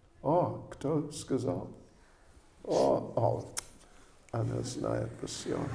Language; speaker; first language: Russian; non-native, learner; English